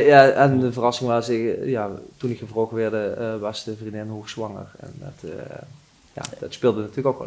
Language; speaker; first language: Dutch; native; Dutch